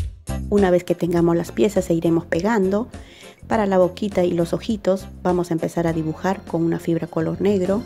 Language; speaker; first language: Spanish; native; Spanish